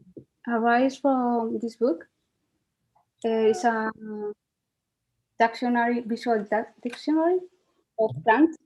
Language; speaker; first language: English; non-native, learner; Spanish